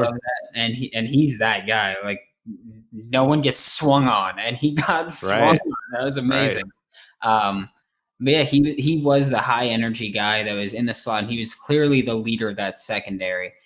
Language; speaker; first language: English; native; English